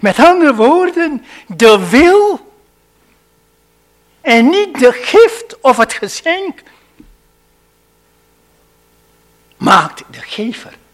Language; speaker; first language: Dutch; non-native, fluent; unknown